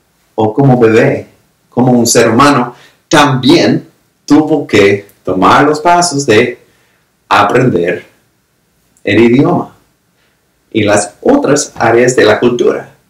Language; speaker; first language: Spanish; non-native, fluent; English